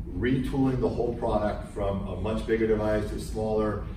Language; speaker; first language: English; native; English